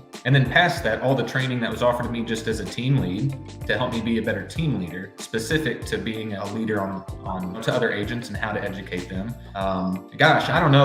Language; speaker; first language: English; native; English